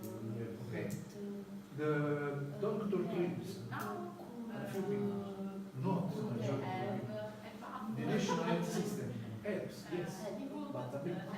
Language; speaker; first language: English; non-native, learner; Italian